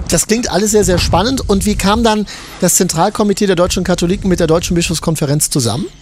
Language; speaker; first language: German; native; German